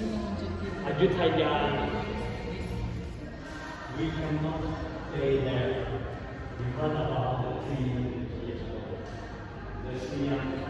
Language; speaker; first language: English; non-native, learner; Thai